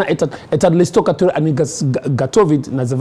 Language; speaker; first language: Russian; non-native, learner; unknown